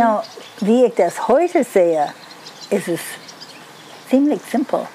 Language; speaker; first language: German; non-native, learner; English